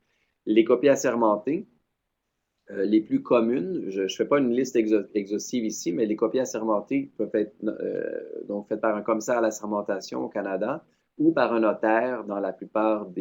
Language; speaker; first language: French; native; French